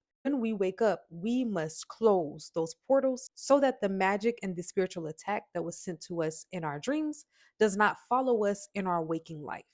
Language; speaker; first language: English; native; English